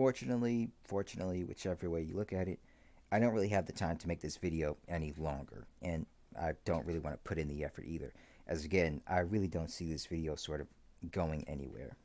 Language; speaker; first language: English; native; English